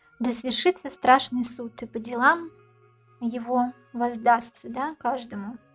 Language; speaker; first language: Russian; native; Russian